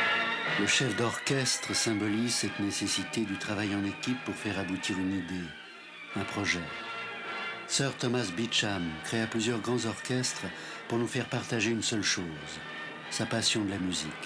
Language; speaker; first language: French; native; French